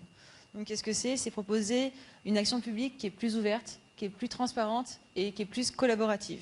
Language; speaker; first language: French; native; French